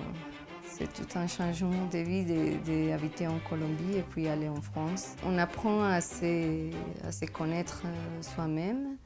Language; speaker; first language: French; non-native, fluent; Spanish